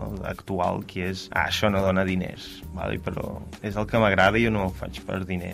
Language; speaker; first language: Catalan; non-native, fluent; Portuguese